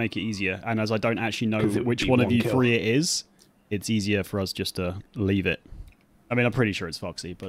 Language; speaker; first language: English; native; English